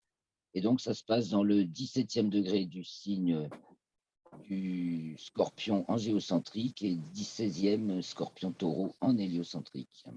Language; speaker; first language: French; native; French